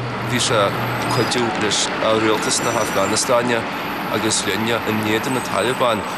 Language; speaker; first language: Irish; non-native, fluent; English